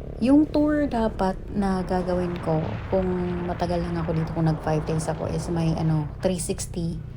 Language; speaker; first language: Filipino; non-native, local second language; Bikol